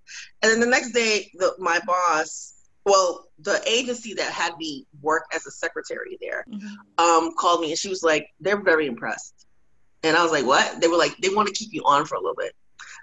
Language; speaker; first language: English; native; English